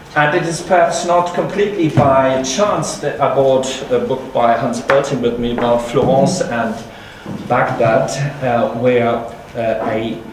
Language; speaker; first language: English; non-native, fluent; German